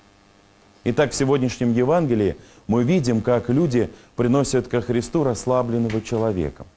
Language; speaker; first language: Russian; native; Russian